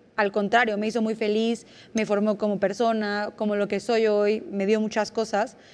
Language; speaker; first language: Spanish; native; Spanish